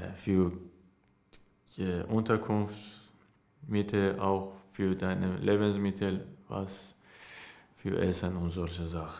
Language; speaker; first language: German; non-native, learner; Persian